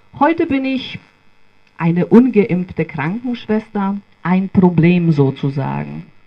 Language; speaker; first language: German; non-native, fluent; Bosnian